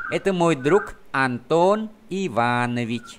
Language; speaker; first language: Russian; non-native, fluent; Vietnamese